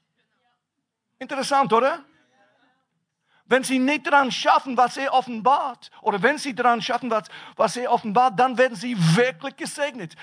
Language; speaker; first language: German; non-native, fluent; English